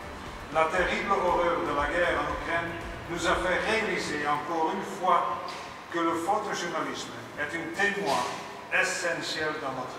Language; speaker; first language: French; non-native, fluent; Dutch